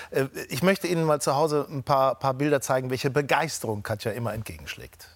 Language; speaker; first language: German; native; German